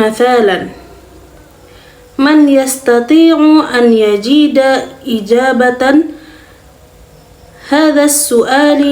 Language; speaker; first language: Arabic; non-native, fluent; Indonesian